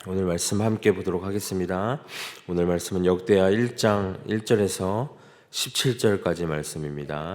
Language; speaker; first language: Korean; native; Korean